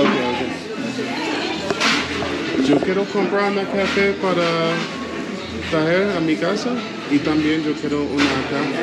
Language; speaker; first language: Spanish; non-native, learner; English